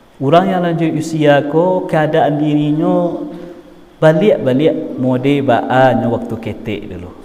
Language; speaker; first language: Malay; non-native, local second language; Minangkabau